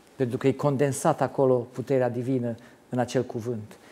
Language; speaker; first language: Romanian; non-native, local second language; German